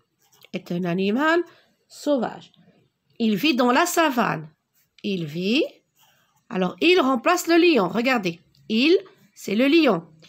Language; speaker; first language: French; non-native, local second language; Arabic